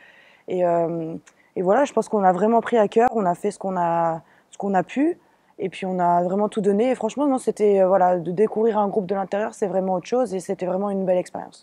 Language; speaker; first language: French; native; French